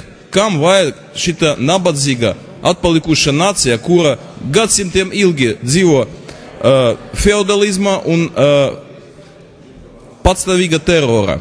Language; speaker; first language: Latvian; non-native, local second language; Russian